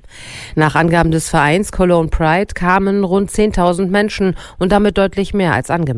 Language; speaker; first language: German; native; German